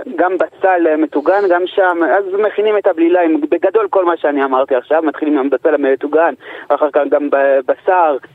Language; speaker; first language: Hebrew; early bilingual, heritage; English